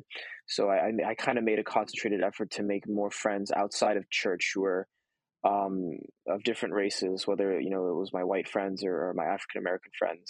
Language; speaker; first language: English; early bilingual, other home language; Korean